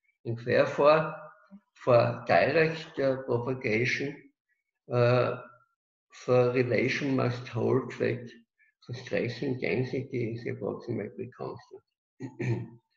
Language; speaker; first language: English; non-native, fluent; German